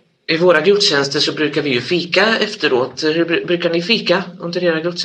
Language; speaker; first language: Swedish; native; Swedish